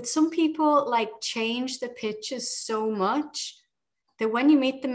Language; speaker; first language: English; native; English